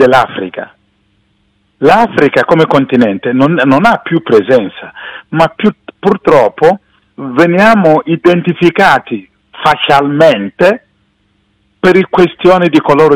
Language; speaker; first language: Italian; non-native, fluent; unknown